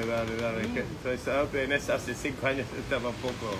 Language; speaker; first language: Spanish; non-native, fluent; English